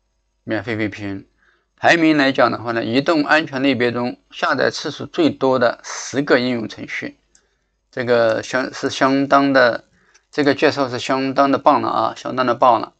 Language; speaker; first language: Chinese; native; Chinese